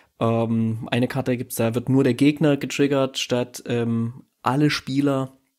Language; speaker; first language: German; native; German